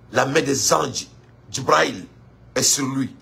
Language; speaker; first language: French; non-native, local second language; Bambara